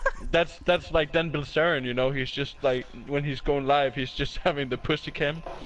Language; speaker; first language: English; non-native, fluent; Danish